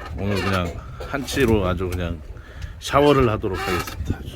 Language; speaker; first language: Korean; native; Korean